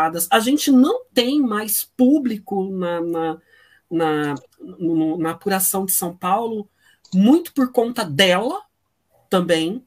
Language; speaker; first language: Portuguese; native; Portuguese